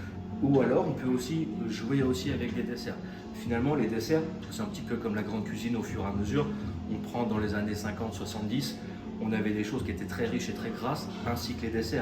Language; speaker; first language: French; native; French